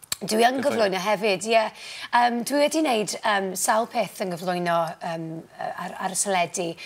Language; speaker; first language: Welsh; non-native, local second language; English